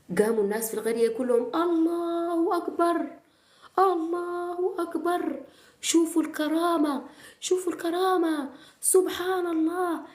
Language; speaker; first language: Arabic; native; Arabic